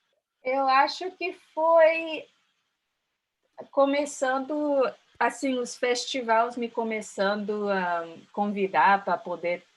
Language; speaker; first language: Portuguese; early bilingual, heritage; Portuguese